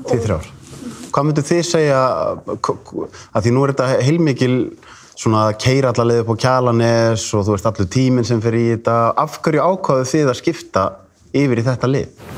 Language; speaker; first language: Icelandic; native; Icelandic